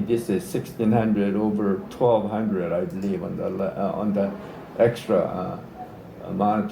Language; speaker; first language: English; native; English